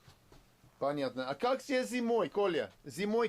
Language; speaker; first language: Russian; non-native, learner; English